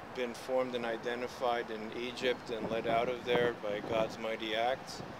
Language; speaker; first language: English; early bilingual, other home language; Latvian